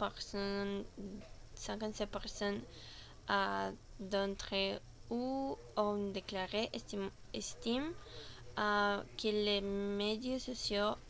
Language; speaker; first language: French; non-native, learner; Spanish